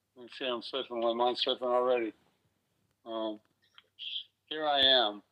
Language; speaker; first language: English; native; English